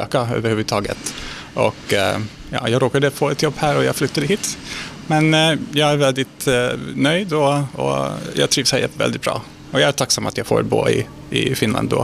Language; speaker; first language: Swedish; non-native, fluent; Hungarian